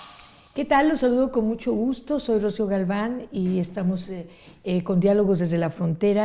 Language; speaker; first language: Spanish; native; Spanish